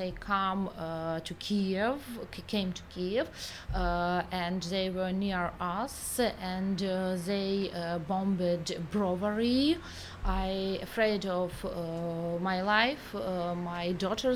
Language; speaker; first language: English; non-native, learner; Ukrainian